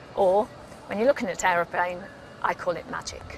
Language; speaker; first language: English; native; English